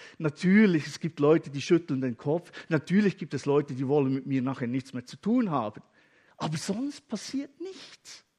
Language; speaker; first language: German; native; German